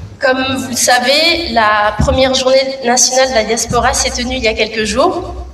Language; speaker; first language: French; native; French